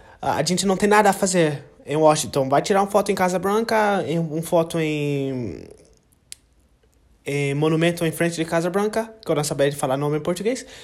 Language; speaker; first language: Portuguese; non-native, learner; English